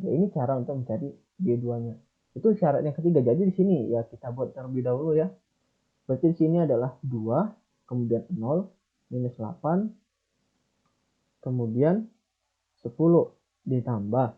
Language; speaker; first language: Indonesian; native; Indonesian